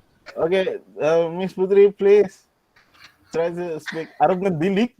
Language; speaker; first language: English; non-native, local second language; Indonesian